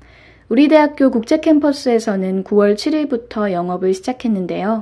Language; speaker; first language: Korean; native; Korean